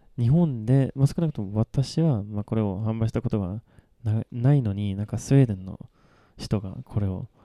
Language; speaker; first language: Japanese; non-native, fluent; Swedish